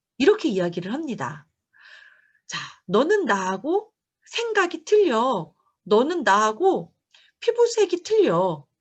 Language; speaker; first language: Korean; native; Korean